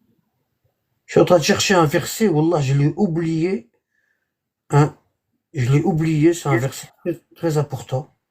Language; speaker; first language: French; native; French